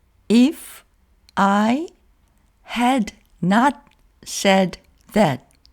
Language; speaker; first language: English; non-native, fluent; Korean